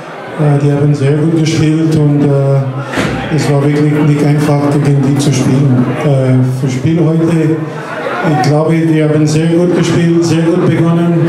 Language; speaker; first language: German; non-native, fluent; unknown